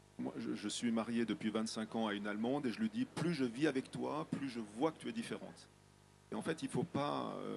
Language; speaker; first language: French; native; French